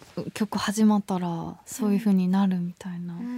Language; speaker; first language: Japanese; non-native, fluent; Korean